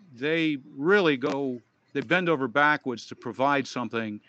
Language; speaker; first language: English; native; English